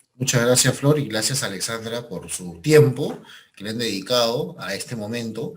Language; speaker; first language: Spanish; native; Spanish